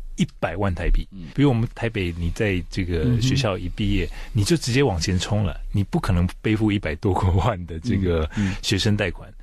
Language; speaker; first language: Chinese; native; Chinese